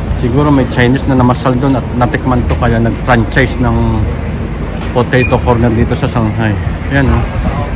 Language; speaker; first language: Filipino; non-native, local second language; Iloko